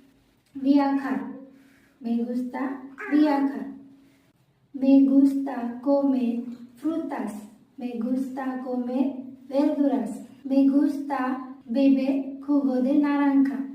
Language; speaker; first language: Spanish; non-native, learner; Marathi